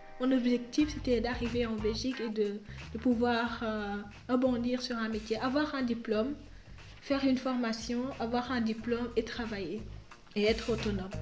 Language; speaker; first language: French; non-native, local second language; Wolof